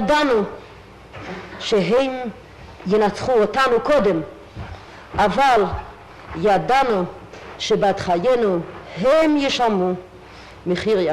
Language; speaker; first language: Hebrew; non-native, fluent; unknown